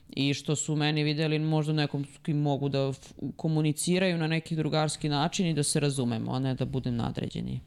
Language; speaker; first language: Serbian; native; Serbian